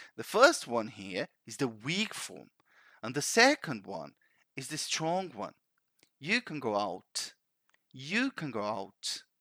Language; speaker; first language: English; non-native, fluent; Portuguese